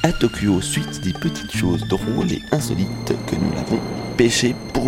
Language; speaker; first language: French; native; French